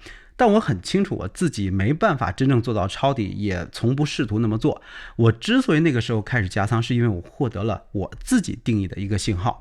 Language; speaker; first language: Chinese; native; Chinese